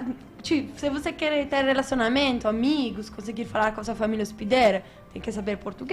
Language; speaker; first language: Portuguese; non-native, fluent; Italian